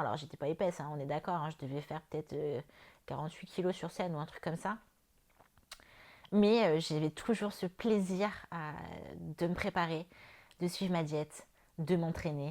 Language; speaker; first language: French; native; French